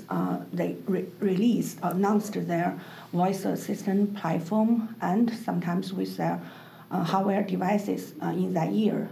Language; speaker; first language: English; non-native, learner; Chinese